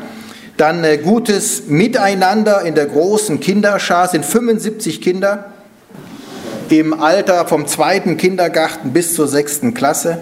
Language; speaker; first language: German; native; German